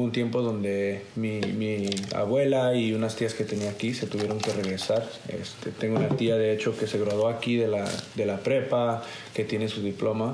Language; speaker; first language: Spanish; early bilingual, heritage; Spanish